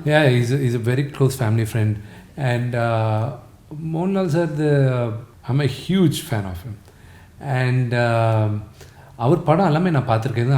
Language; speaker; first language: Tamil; non-native, local second language; Telugu